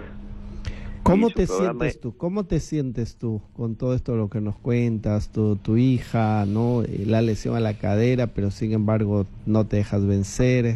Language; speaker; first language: Spanish; native; Spanish